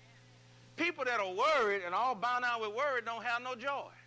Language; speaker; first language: English; native; English